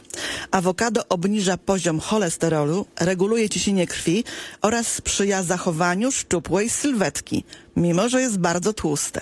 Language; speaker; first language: Polish; native; Polish